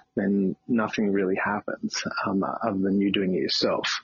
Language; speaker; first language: English; native; English